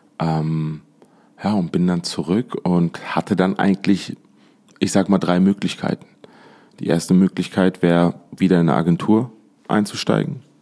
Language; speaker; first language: German; native; German